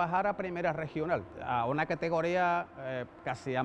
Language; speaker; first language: Spanish; native; Spanish